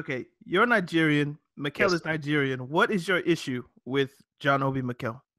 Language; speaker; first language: English; native; English